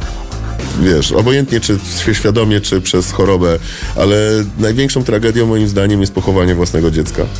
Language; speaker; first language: Polish; native; Polish